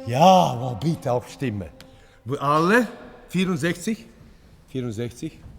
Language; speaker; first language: German; non-native, learner; Latvian